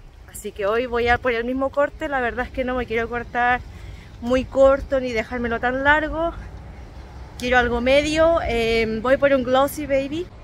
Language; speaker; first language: Spanish; native; Spanish